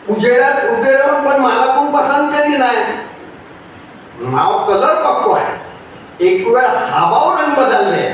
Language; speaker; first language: Marathi; native; Marathi